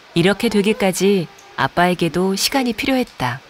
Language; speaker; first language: Korean; native; Korean